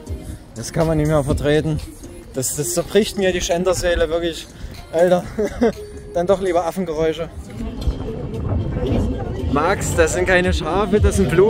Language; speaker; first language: German; native; German